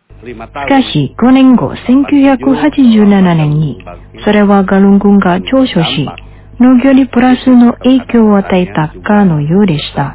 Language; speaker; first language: Japanese; non-native, fluent; Indonesian